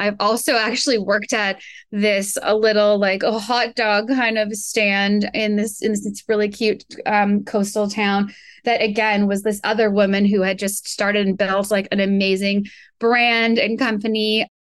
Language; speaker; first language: English; native; English